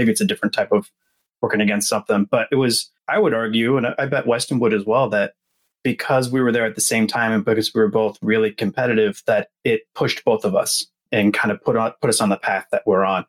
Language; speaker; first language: English; native; English